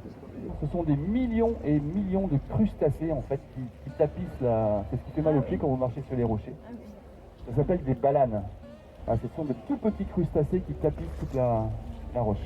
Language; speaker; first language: French; native; French